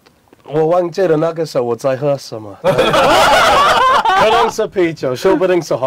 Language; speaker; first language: Chinese; non-native, fluent; English